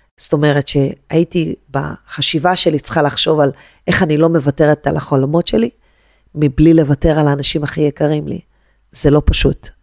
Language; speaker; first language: Hebrew; native; Hebrew